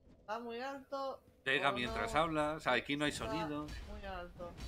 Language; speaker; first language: Spanish; native; Spanish